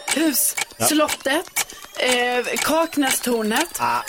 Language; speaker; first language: Swedish; native; Swedish